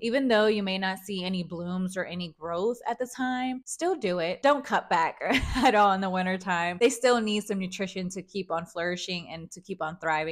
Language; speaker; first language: English; early bilingual, other home language; Spanish